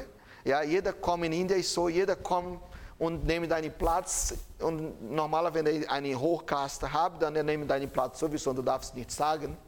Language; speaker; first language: German; non-native, fluent; Portuguese